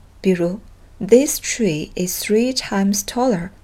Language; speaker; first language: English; non-native, fluent; Chinese